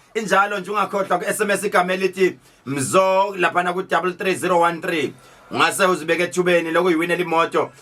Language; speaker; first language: Zulu; native; Zulu